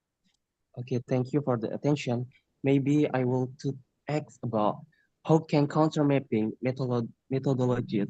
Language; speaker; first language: English; non-native, learner; Indonesian